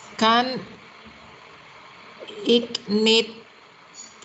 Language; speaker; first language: Dutch; non-native, learner; Indonesian